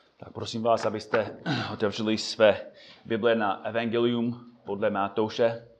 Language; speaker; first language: Czech; non-native, fluent; English